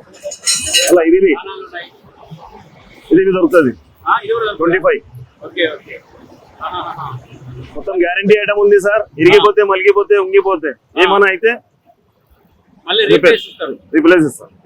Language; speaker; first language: Telugu; non-native, local second language; Urdu